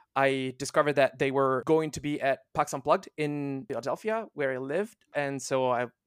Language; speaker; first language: English; non-native, fluent; Italian